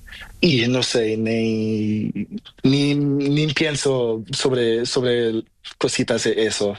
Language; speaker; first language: Spanish; non-native, learner; Portuguese